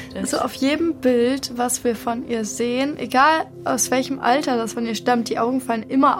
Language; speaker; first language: German; native; German